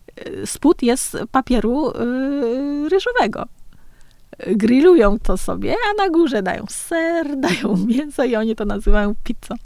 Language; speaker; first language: Polish; early bilingual, other home language; Vietnamese